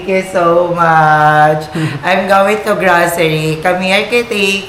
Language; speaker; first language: English; non-native, local second language; Filipino